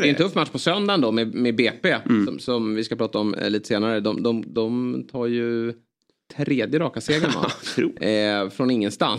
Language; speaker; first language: Swedish; native; Swedish